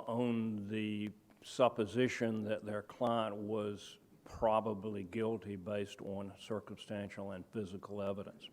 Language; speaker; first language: English; native; English